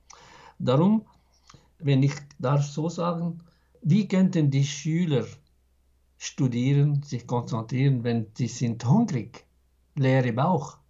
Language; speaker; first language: German; non-native, fluent; Arabic